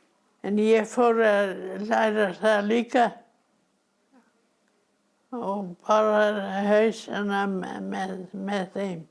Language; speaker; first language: Icelandic; non-native, fluent; German